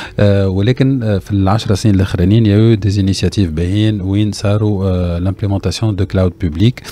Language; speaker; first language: French; non-native, local second language; Arabic